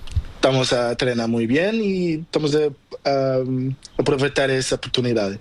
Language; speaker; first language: Spanish; non-native, learner; Portuguese